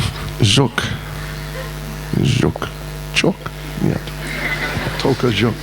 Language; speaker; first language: Russian; non-native, learner; English